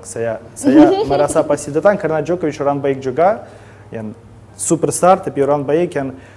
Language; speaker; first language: Indonesian; non-native, learner; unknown